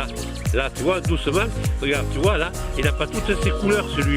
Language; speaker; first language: French; native; French